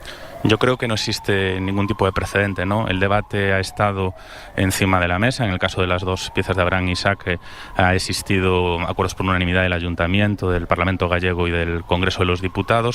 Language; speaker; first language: Spanish; non-native, local second language; Galician